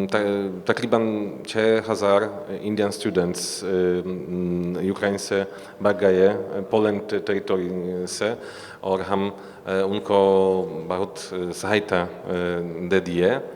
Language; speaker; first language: Hindi; non-native, learner; Polish